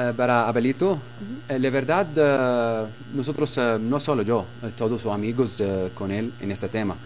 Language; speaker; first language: Spanish; non-native, learner; Arabic